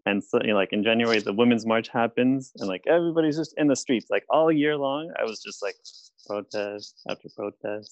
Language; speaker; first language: English; native; English